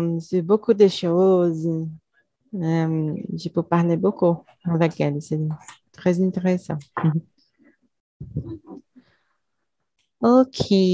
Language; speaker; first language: French; non-native, learner; Portuguese